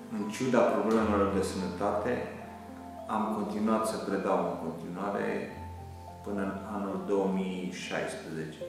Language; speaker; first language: Romanian; native; Romanian